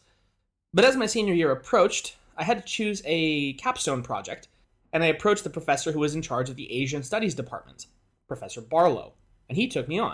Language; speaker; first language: English; native; English